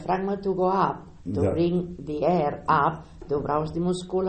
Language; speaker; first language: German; non-native, learner; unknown